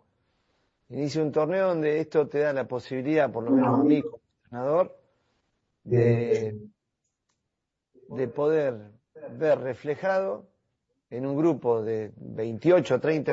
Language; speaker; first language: Spanish; native; Spanish